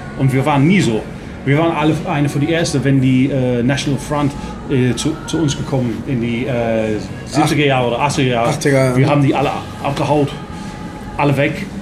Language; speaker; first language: German; non-native, fluent; English